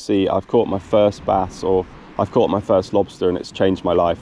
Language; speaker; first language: English; native; English